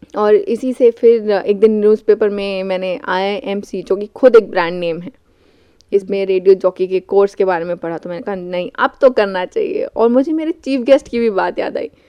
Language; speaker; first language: Hindi; native; Hindi